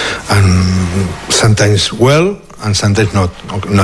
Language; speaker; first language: English; non-native, learner; Catalan